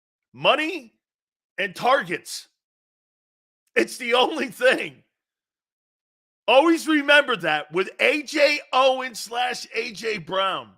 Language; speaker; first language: English; native; English